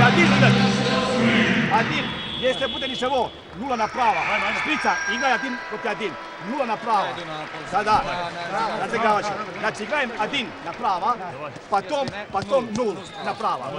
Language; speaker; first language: Russian; non-native, learner; Croatian